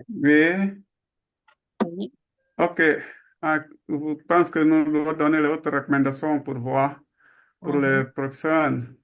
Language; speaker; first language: French; non-native, learner; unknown